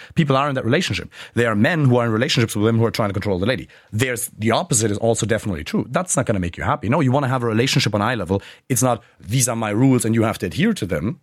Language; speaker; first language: English; non-native, fluent; German